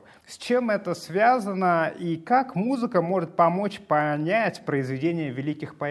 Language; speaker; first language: Russian; native; Russian